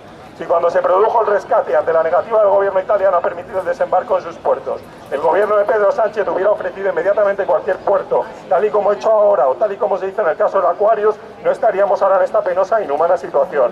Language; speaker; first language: Spanish; native; Spanish